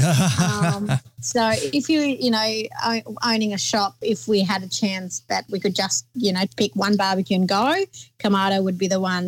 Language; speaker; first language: English; non-native, local second language; Nepali